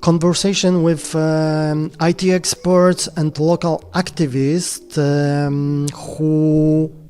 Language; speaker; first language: English; non-native, fluent; Polish